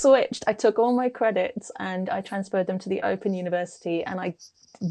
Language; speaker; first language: English; native; English